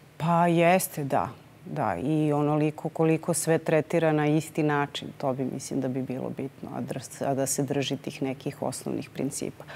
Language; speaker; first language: Croatian; native; Croatian